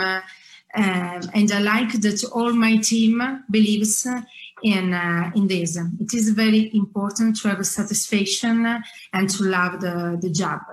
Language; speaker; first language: English; non-native, fluent; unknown